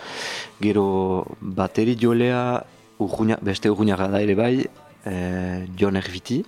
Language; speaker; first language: Basque; non-native, learner; French